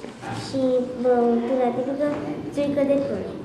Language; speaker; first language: Romanian; early bilingual, heritage; Romanian